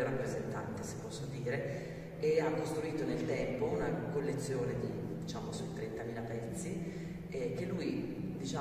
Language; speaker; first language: Italian; native; Italian